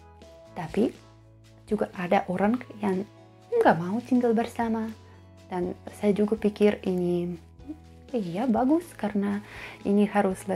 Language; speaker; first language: Indonesian; non-native, fluent; Russian